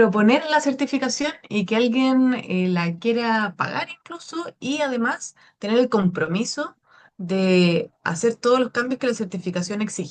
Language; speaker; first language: Spanish; native; Spanish